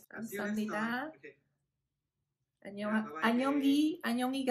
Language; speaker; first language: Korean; non-native, learner; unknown